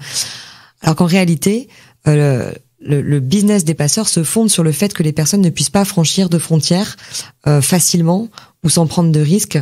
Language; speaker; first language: French; native; French